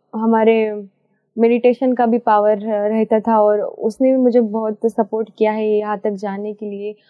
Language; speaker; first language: Hindi; non-native, local second language; Marathi